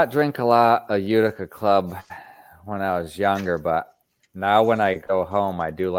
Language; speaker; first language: English; native; English